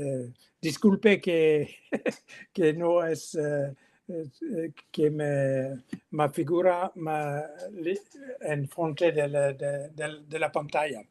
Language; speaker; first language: Spanish; non-native, learner; French